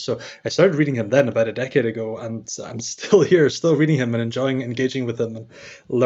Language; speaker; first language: English; native; English